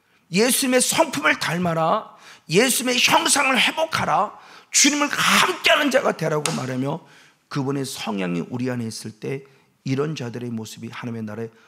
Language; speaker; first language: Korean; native; Korean